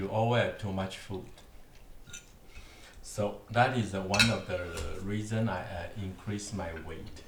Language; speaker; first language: English; non-native, learner; Chinese